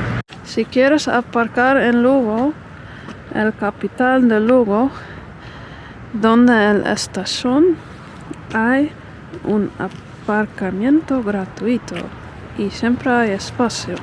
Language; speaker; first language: Spanish; non-native, fluent; Dutch